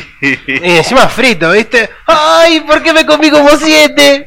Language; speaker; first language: Spanish; native; Spanish